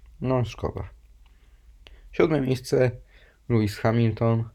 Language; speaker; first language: Polish; native; Polish